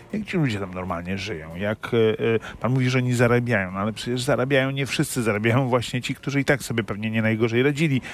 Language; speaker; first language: Polish; native; Polish